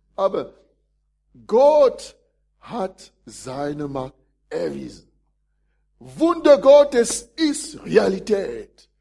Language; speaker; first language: German; non-native, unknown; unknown